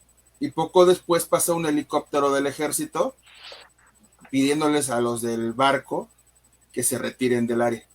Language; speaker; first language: Spanish; native; Spanish